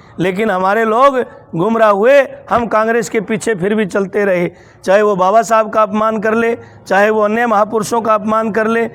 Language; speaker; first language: Hindi; native; Hindi